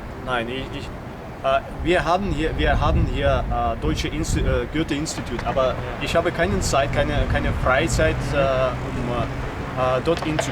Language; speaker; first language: German; non-native, learner; Ukrainian